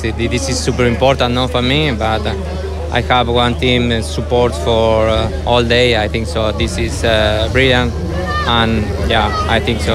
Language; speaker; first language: English; non-native, learner; Spanish